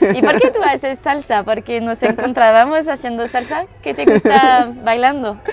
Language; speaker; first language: Spanish; non-native, learner; French